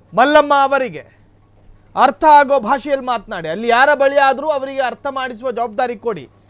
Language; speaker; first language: Kannada; native; Kannada